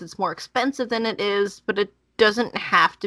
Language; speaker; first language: English; native; English